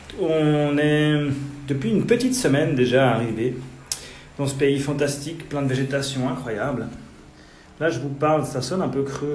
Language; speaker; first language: French; native; French